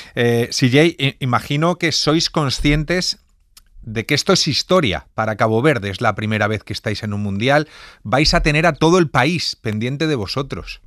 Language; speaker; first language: Spanish; native; Spanish